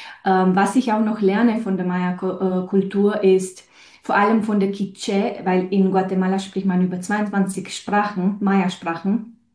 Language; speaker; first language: German; non-native, fluent; Romanian